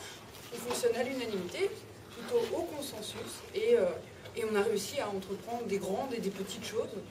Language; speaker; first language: French; native; French